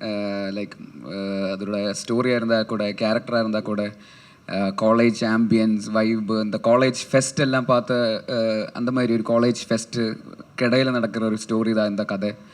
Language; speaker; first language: Tamil; non-native, learner; Malayalam